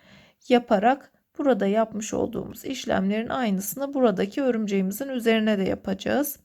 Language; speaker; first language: Turkish; native; Turkish